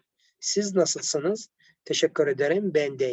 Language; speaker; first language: Turkish; non-native, learner; Arabic